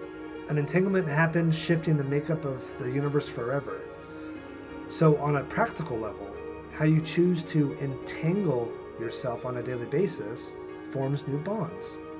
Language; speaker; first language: English; native; English